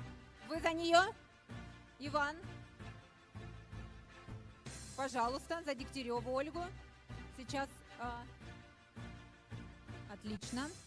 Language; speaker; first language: Russian; native; Russian